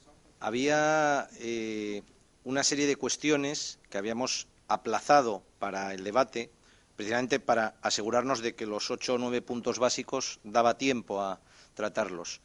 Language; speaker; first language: Spanish; native; Spanish